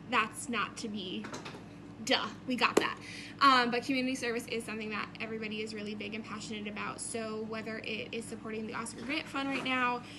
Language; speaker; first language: English; native; English